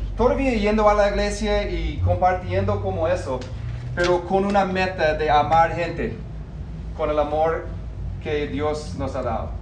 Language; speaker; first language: Spanish; non-native, fluent; English